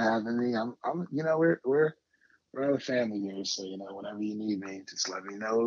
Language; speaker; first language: English; native; English